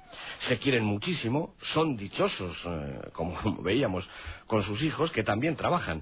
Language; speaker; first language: Spanish; native; Spanish